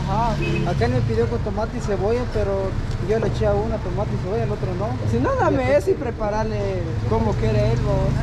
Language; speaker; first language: Spanish; native; Spanish